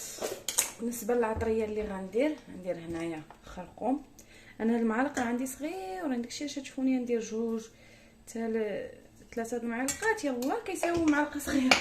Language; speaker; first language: Arabic; native; Arabic